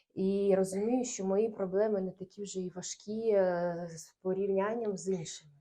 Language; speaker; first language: Ukrainian; non-native, local second language; Russian